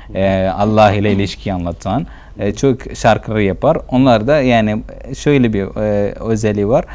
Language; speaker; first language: Turkish; non-native, fluent; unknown